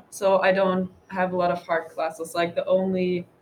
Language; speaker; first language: English; non-native, fluent; German